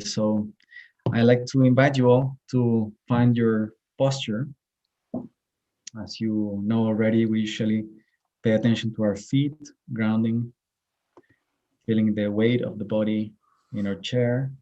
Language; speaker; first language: English; non-native, fluent; Spanish